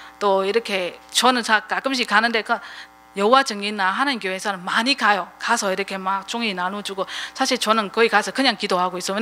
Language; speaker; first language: Korean; non-native, fluent; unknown